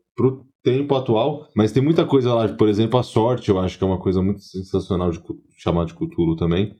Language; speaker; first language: Portuguese; native; Portuguese